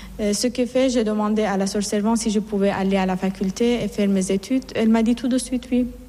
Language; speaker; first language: French; non-native, fluent; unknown